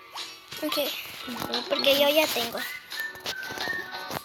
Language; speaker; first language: Spanish; early bilingual, heritage; Spanish